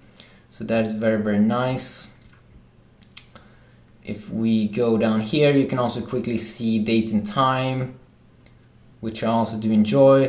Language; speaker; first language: English; non-native, fluent; Swedish